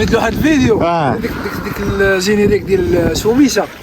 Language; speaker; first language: Arabic; native; Arabic